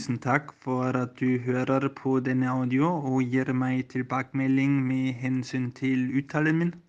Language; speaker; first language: Norwegian; non-native, learner; German